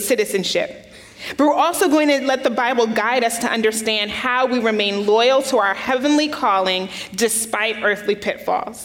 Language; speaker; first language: English; native; English